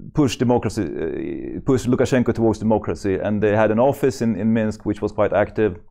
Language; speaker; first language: English; non-native, fluent; Swedish